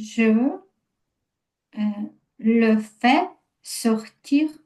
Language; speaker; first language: French; non-native, learner; Ukrainian